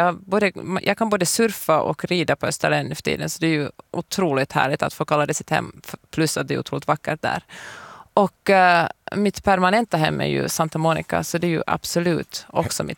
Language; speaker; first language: Swedish; native; Swedish